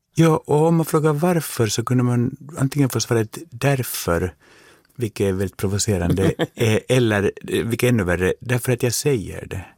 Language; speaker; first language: Swedish; native; Swedish